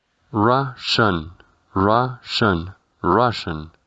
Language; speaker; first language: English; non-native, fluent; Spanish